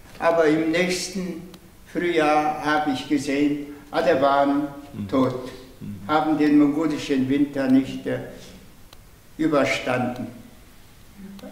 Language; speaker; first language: German; non-native, fluent; Tuvinian